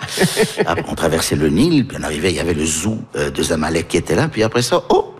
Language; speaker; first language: French; early bilingual, other home language; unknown